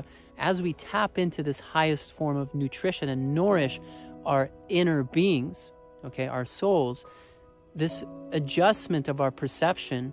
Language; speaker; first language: English; native; English